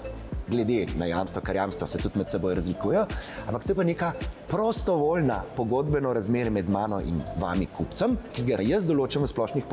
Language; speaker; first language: Slovenian; native; Slovenian